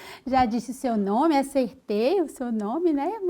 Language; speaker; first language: Portuguese; native; Portuguese